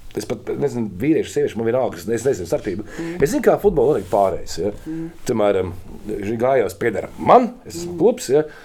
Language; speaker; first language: Latvian; native; Latvian